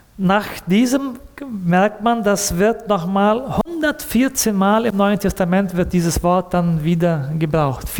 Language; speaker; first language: German; early bilingual, heritage; German